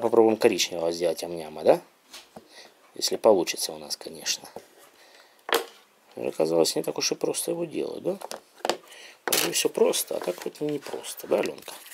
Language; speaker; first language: Russian; native; Russian